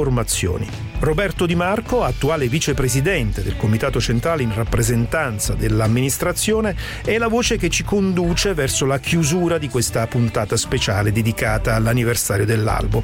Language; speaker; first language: Italian; native; Italian